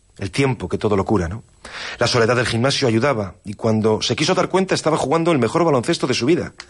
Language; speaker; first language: Spanish; native; Spanish